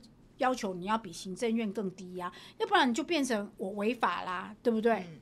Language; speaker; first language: Chinese; native; Chinese